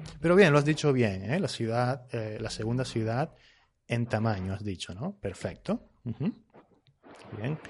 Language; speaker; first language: Spanish; native; Spanish